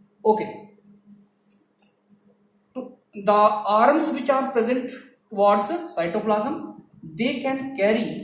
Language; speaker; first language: English; non-native, local second language; Hindi